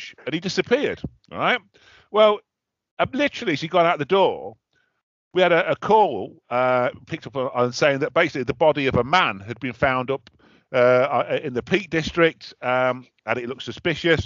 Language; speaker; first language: English; native; English